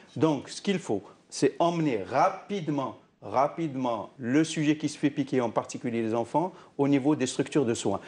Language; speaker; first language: French; non-native, local second language; Arabic